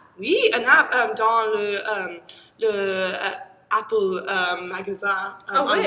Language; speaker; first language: French; non-native, learner; English